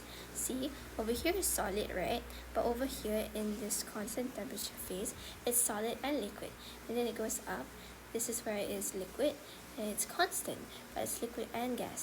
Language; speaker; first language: English; non-native, local second language; Malay